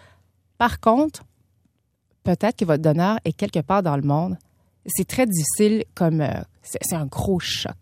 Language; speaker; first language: French; early bilingual, other home language; Vietnamese